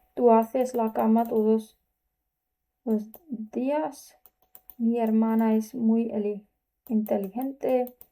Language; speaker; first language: Spanish; non-native, learner; English